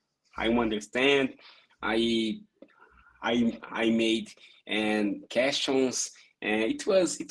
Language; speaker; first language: English; non-native, learner; Portuguese